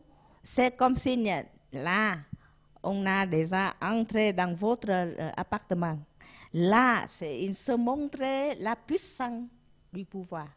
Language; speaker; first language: French; non-native, learner; Vietnamese